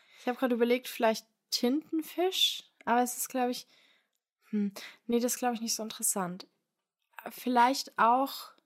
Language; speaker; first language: German; native; German